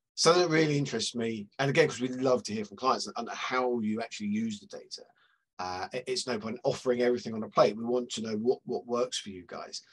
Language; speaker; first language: English; native; English